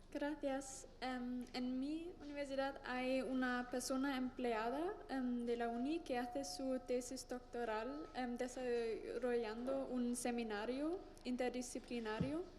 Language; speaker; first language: Spanish; non-native, learner; German